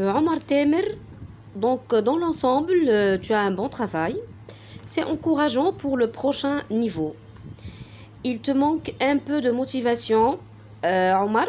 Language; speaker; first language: French; non-native, fluent; Arabic